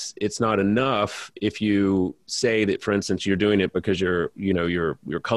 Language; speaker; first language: English; native; English